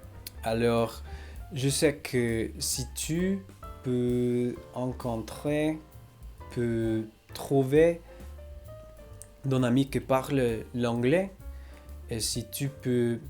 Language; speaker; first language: French; non-native, learner; English